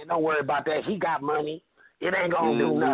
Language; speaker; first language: English; native; English